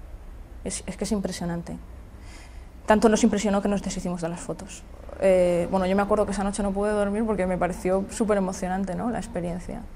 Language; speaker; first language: Spanish; native; Spanish